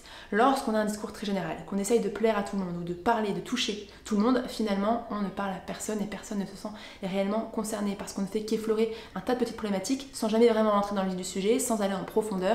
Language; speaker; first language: French; native; French